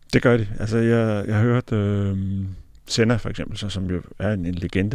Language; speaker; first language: Danish; native; Danish